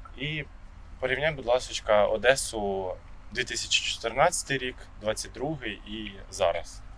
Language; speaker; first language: Ukrainian; native; Ukrainian